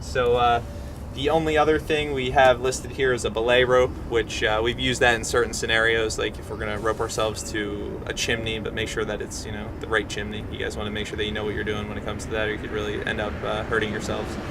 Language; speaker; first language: English; native; English